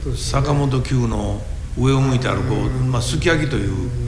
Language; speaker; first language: Japanese; native; Japanese